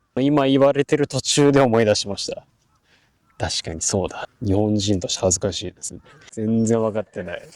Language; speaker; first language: Japanese; native; Japanese